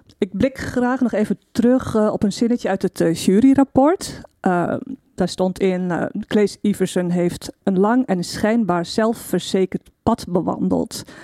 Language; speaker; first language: Dutch; native; Dutch